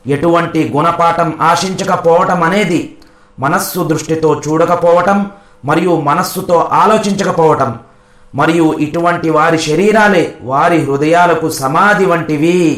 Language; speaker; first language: Telugu; non-native, local second language; Urdu